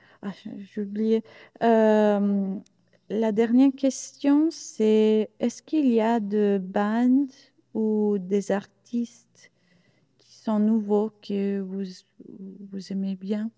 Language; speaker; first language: French; non-native, learner; Italian